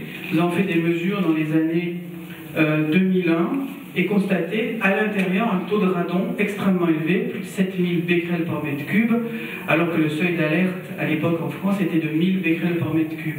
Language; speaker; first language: French; native; French